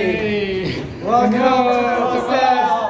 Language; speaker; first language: English; non-native, learner; Chinese